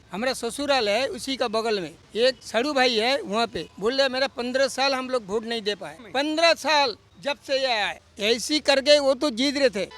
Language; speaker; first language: Hindi; non-native, local second language; Bangla